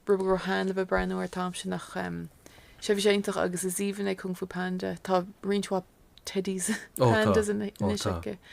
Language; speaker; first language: Irish; non-native, local second language; English